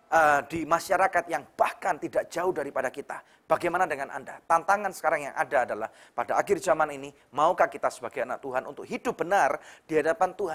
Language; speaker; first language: Indonesian; native; Indonesian